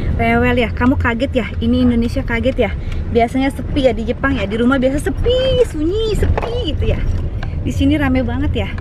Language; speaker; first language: Indonesian; native; Indonesian